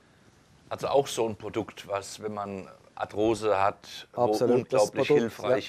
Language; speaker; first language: German; native; German